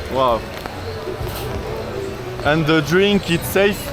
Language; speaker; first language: English; non-native, learner; French